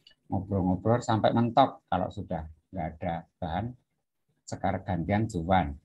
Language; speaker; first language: Indonesian; native; Indonesian